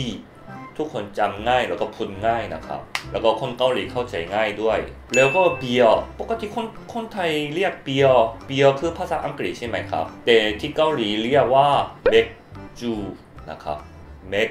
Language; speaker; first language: Thai; non-native, fluent; Korean